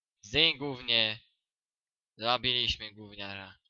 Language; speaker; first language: Polish; native; Polish